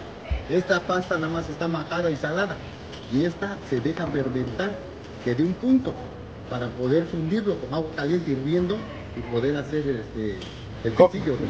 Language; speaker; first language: Spanish; native; Spanish